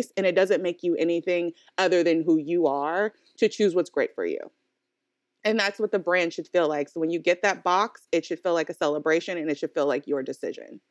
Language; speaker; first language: English; native; English